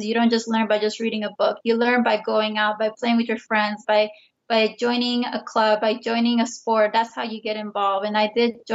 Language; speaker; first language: English; early bilingual, other home language; Spanish